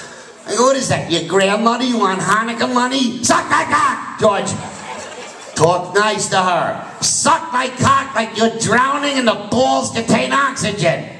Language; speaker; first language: English; native; English